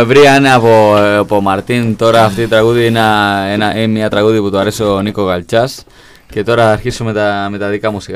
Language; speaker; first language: Greek; non-native, learner; Spanish